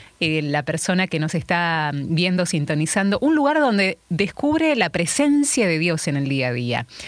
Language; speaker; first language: Spanish; native; Spanish